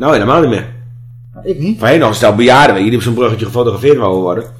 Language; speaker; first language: Dutch; native; Dutch